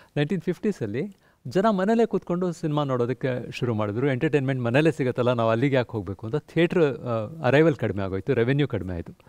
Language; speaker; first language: Kannada; native; Kannada